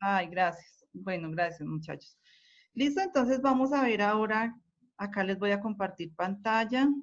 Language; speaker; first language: Spanish; native; Spanish